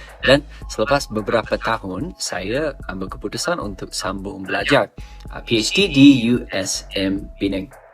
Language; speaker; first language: Malay; non-native, fluent; English